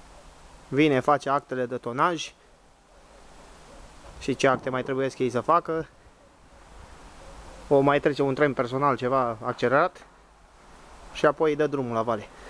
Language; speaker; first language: Romanian; native; Romanian